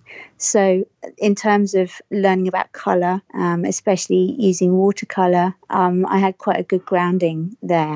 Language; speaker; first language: English; native; English